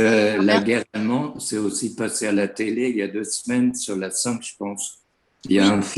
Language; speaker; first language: French; non-native, fluent; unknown